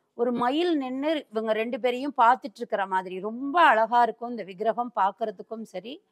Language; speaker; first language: Tamil; native; Tamil